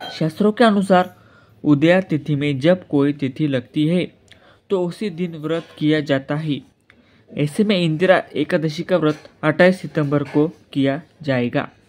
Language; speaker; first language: Hindi; non-native, local second language; Marathi